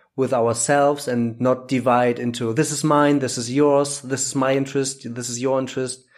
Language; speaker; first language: English; non-native, fluent; German